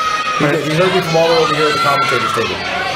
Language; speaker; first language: English; native; English